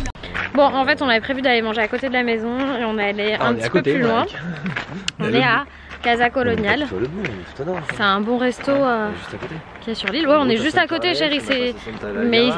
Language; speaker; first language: French; native; French